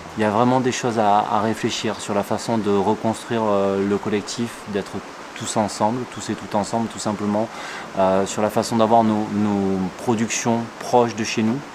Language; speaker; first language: French; native; French